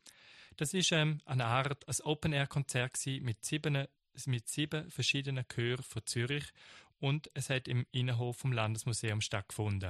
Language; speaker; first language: German; native; German